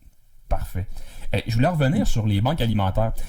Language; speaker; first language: French; native; French